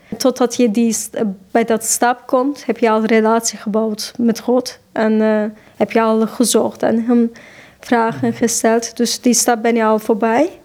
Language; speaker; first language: Dutch; non-native, fluent; Turkish